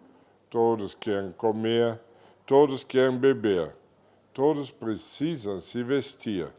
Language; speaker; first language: Portuguese; non-native, fluent; German